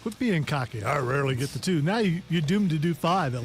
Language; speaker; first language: English; native; English